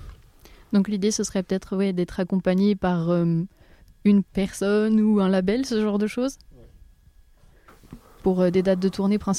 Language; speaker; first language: French; native; French